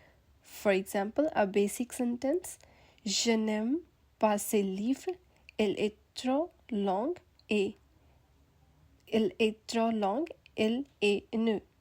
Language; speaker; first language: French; non-native, learner; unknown